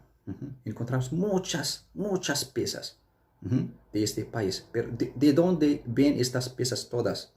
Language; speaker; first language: Spanish; non-native, fluent; Arabic